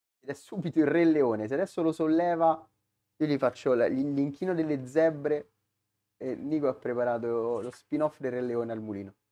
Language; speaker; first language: Italian; native; Italian